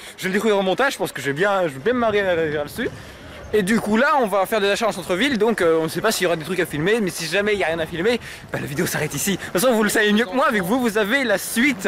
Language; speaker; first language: French; native; French